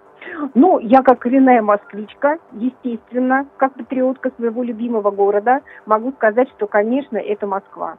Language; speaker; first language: Russian; native; Russian